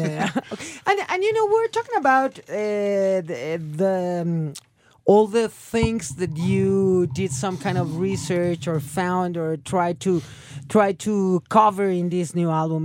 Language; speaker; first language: English; non-native, fluent; Spanish